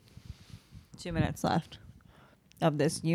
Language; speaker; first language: English; native; English